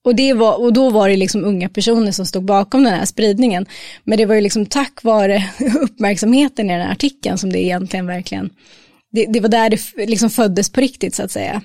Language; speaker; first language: Swedish; native; Swedish